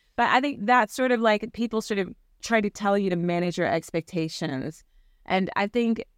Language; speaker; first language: English; native; English